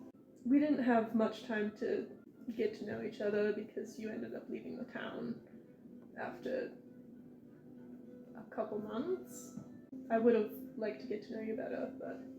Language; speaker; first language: English; native; English